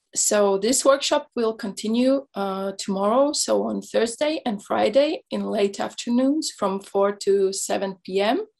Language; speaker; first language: English; non-native, fluent; Latvian